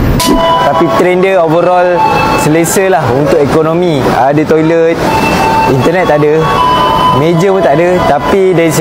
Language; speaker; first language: Malay; native; Malay